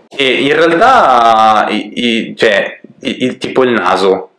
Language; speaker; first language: Italian; native; Italian